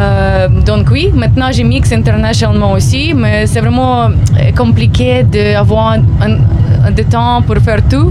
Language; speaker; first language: French; non-native, learner; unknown